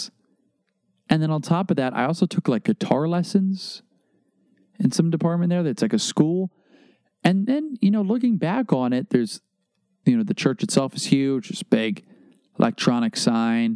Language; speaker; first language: English; native; English